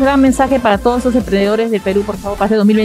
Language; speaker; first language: Spanish; native; Spanish